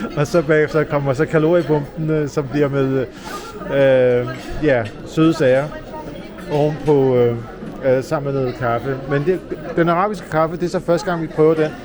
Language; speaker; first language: Danish; early bilingual, other home language; Urdu